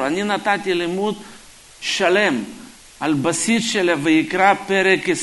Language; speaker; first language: Hebrew; non-native, fluent; Russian